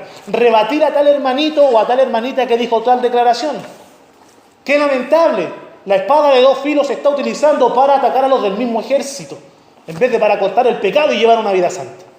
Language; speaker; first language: Spanish; native; Spanish